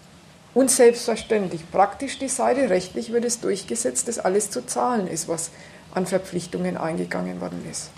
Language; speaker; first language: German; native; German